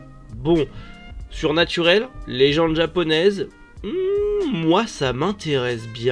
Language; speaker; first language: French; native; French